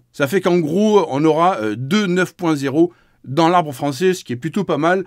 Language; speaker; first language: French; native; French